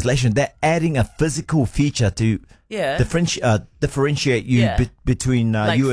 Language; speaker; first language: English; native; English